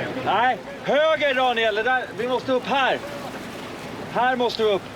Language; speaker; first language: Swedish; native; Swedish